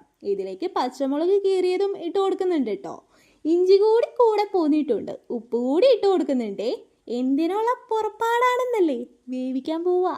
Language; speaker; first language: Malayalam; native; Malayalam